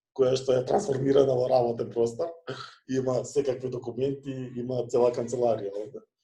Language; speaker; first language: Macedonian; non-native, local second language; Albanian